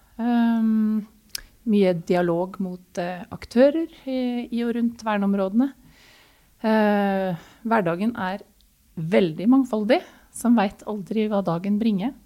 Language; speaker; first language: Norwegian; native; Norwegian